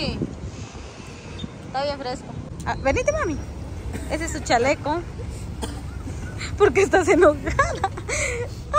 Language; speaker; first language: Spanish; native; Spanish